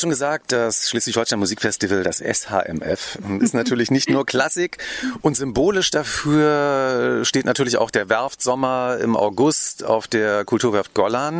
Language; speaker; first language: German; native; German